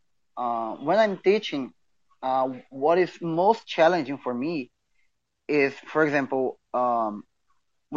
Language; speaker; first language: English; non-native, fluent; Portuguese